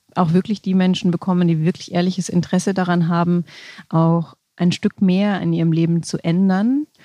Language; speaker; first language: German; native; German